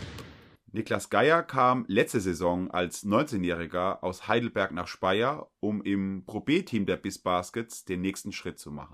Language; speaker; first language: German; native; German